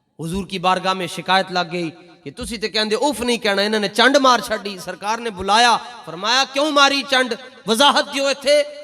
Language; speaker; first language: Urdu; non-native, local second language; Punjabi